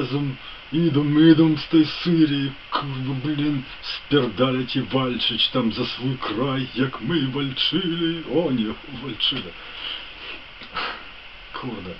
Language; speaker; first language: Polish; non-native, fluent; Ukrainian